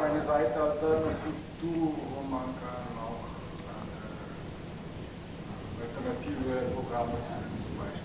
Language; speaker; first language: German; non-native, learner; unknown